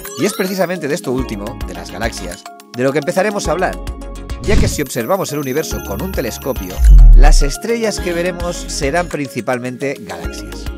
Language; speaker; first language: Spanish; native; Spanish